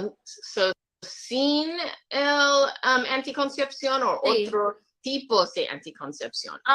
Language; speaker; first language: Spanish; non-native, learner; English